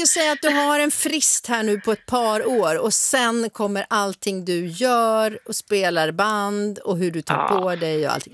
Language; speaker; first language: Swedish; native; Swedish